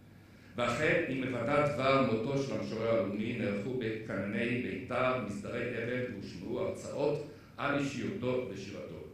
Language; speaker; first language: Hebrew; native; Hebrew